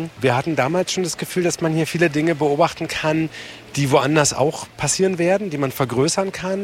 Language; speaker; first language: German; native; German